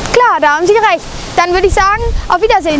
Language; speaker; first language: German; native; German